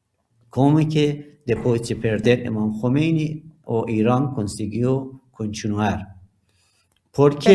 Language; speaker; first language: Portuguese; non-native, learner; Persian